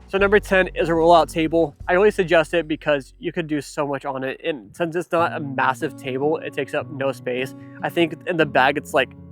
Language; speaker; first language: English; native; English